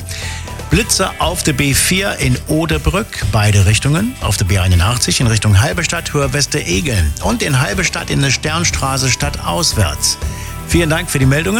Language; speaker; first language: German; native; German